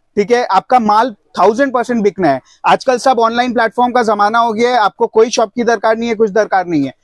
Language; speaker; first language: Hindi; non-native, local second language; Bangla